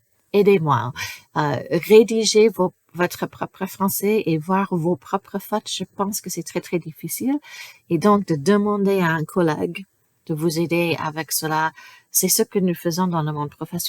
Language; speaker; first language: French; non-native, fluent; English